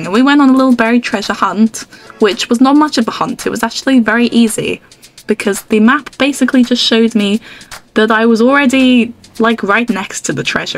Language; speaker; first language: English; native; English